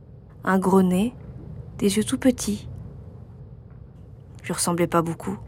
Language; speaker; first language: French; native; French